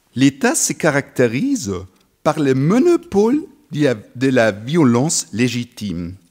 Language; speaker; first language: French; non-native, fluent; German